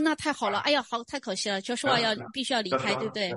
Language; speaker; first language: Chinese; native; Chinese